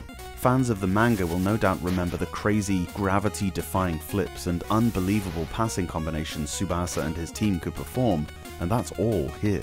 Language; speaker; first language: English; native; English